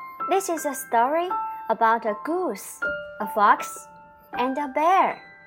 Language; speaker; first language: English; non-native, fluent; Chinese